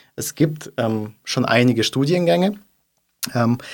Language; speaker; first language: German; non-native, fluent; Russian